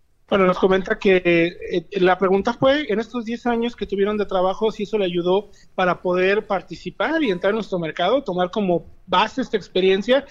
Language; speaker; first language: Spanish; native; Spanish